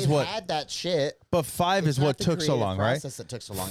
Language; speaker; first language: English; native; English